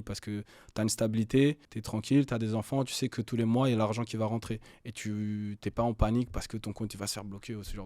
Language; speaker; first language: French; native; French